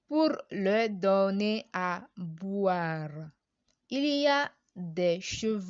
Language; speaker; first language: French; non-native, learner; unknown